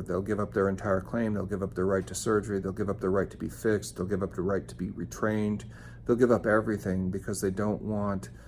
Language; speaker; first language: English; native; English